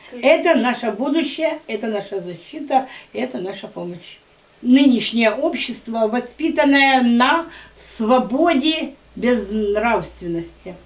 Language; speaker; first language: Russian; native; Russian